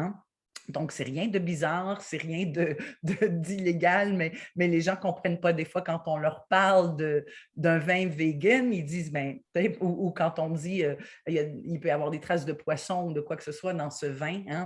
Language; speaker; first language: French; native; French